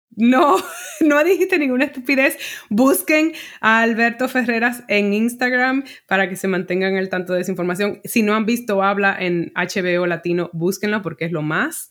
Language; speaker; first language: Spanish; native; Spanish